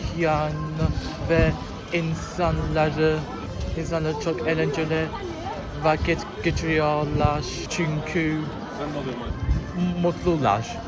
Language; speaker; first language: Turkish; non-native, learner; English